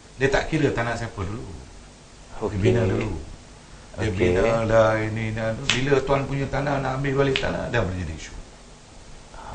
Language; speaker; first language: Malay; non-native, local second language; Tamil